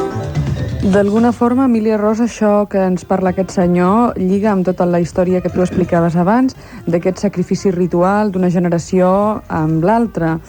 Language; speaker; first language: Catalan; native; Catalan